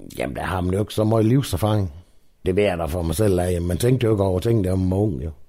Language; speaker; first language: Danish; native; Danish